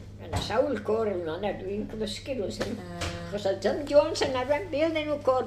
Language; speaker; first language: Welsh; early bilingual, heritage; Welsh